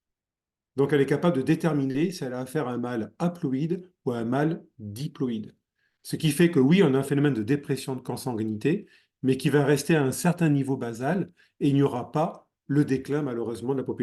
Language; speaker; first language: French; native; French